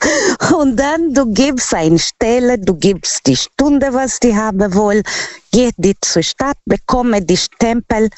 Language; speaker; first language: German; non-native, fluent; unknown